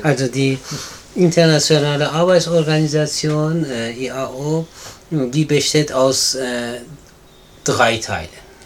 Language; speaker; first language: German; non-native, fluent; Persian